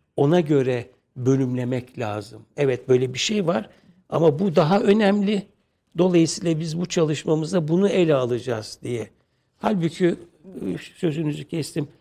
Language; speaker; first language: Turkish; native; Turkish